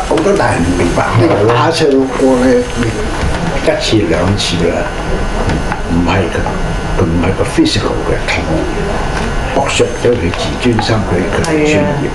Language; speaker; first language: Cantonese; native; Cantonese